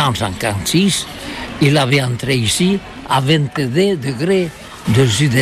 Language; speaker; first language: French; non-native, learner; Catalan